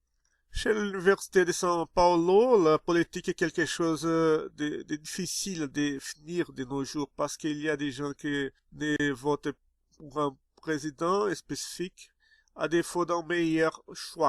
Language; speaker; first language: French; non-native, fluent; Portuguese